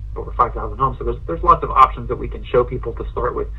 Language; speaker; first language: English; native; English